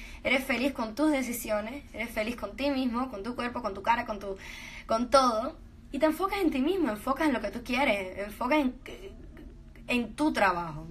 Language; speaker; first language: Spanish; early bilingual, heritage; Spanish